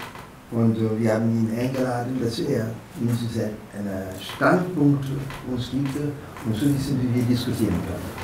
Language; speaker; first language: German; non-native, fluent; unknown